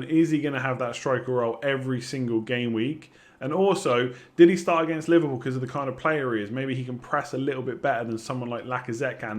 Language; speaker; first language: English; native; English